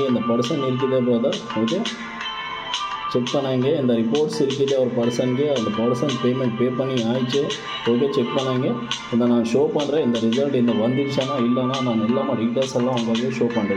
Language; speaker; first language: Tamil; non-native, learner; Kannada